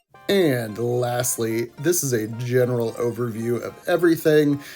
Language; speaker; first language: English; native; English